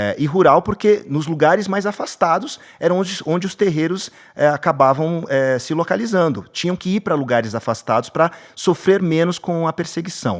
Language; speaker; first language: Portuguese; native; Portuguese